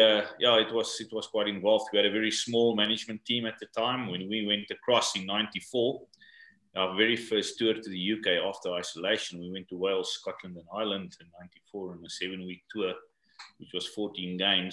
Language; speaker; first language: English; non-native, local second language; Afrikaans